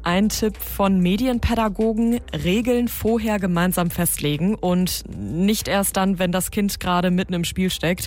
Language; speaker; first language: German; native; German